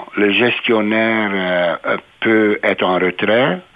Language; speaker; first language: French; non-native, fluent; Hungarian